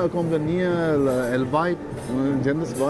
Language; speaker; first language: Spanish; non-native, learner; German